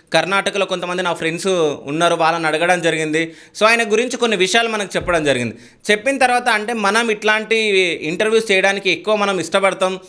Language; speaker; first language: Telugu; native; Telugu